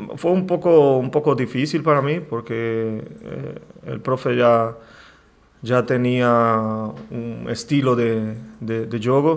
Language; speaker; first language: Portuguese; non-native, learner; Spanish